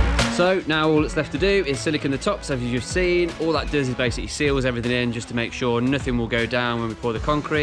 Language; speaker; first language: English; native; English